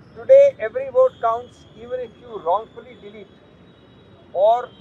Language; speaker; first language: English; non-native, local second language; Hindi